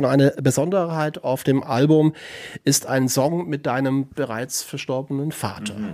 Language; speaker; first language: German; native; German